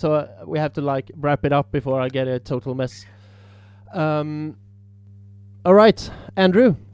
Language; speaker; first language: English; non-native, fluent; Swedish